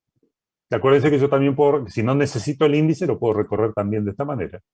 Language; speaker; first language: Spanish; native; Spanish